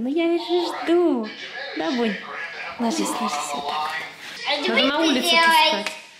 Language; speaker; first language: Russian; native; Russian